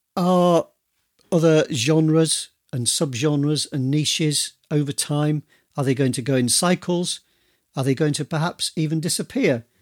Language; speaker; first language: English; native; English